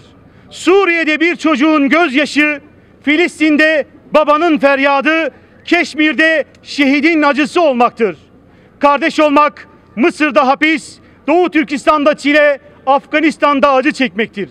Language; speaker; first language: Turkish; native; Turkish